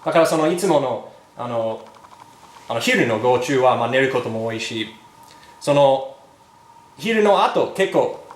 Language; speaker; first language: Japanese; non-native, fluent; English